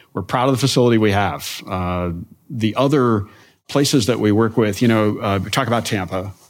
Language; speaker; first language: English; native; English